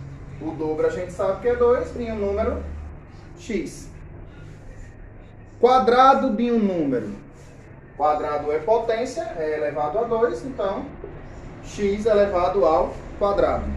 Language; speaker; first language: Portuguese; native; Portuguese